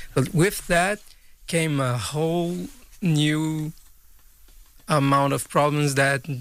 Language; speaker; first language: English; non-native, fluent; Portuguese